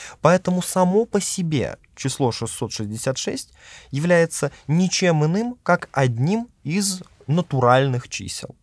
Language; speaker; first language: Russian; native; Russian